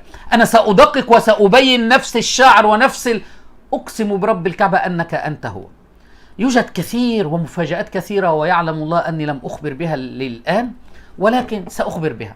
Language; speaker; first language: Arabic; native; Arabic